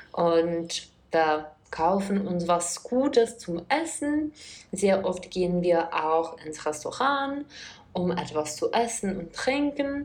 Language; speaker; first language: German; non-native, fluent; Czech